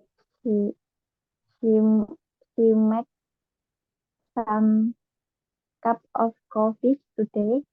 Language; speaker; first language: English; non-native, learner; Indonesian